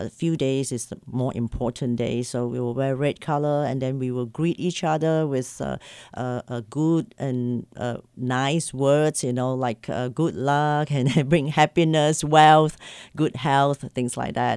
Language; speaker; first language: English; non-native, local second language; Chinese